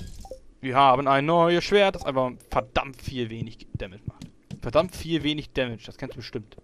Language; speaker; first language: German; native; German